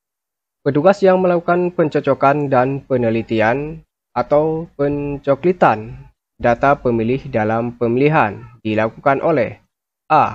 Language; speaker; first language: Indonesian; native; Indonesian